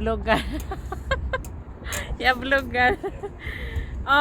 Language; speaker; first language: Swedish; non-native, learner; Filipino